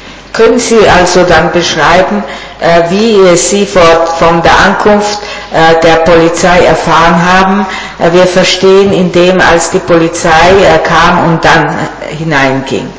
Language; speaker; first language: German; non-native, fluent; Italian